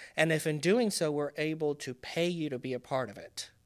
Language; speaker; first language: English; non-native, fluent; Spanish